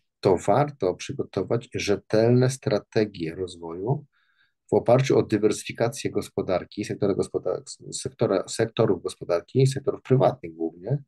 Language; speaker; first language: Polish; native; Polish